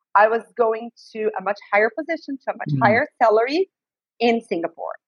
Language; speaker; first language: English; non-native, fluent; Portuguese